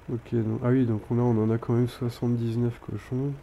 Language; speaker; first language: French; native; French